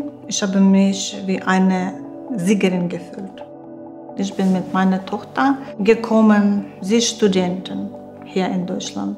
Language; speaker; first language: German; non-native, learner; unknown